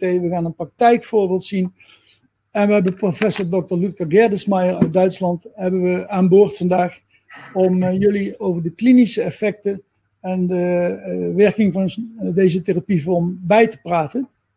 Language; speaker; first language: Dutch; native; Dutch